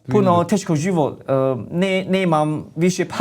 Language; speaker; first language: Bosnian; non-native, learner; Chinese